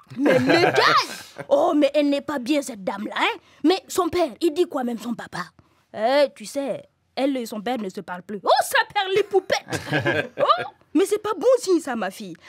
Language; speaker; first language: French; non-native, local second language; Mossi